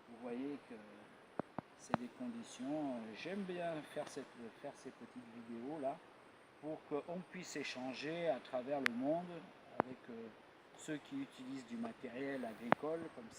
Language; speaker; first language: French; native; French